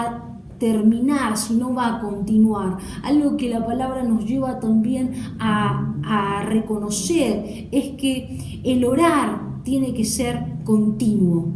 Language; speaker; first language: Spanish; native; Spanish